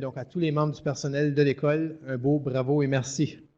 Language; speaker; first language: French; native; French